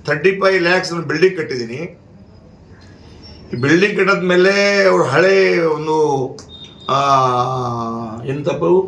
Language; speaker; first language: Kannada; non-native, local second language; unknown